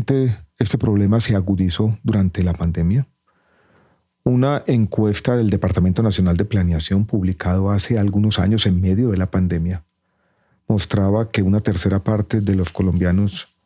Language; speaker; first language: Spanish; native; Spanish